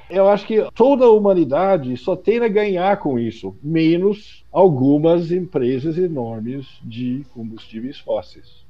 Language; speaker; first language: Portuguese; non-native, fluent; English